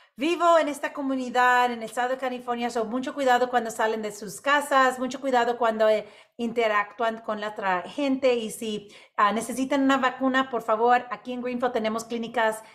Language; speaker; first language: Spanish; non-native, local second language; English